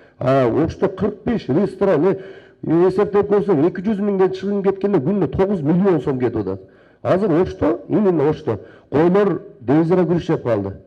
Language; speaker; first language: Kyrgyz; native; Kyrgyz